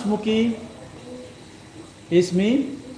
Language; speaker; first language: Arabic; non-native, fluent; Indonesian